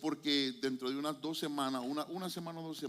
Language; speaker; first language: Spanish; native; Spanish